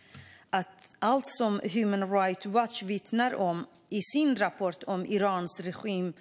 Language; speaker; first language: Swedish; non-native, fluent; Kurdish